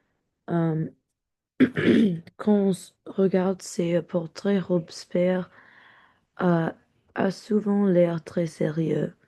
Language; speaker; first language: French; non-native, learner; English